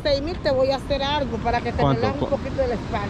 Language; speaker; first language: Spanish; native; Spanish